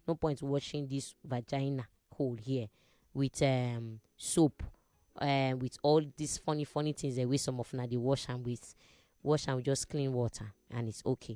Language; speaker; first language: Nigerian Pidgin; non-native, local second language; Igbo